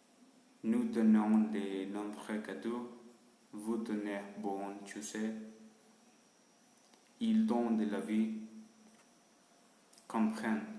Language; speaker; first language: French; non-native, learner; Spanish